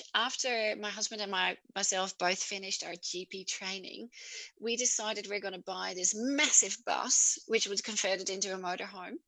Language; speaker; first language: English; non-native, fluent; Dutch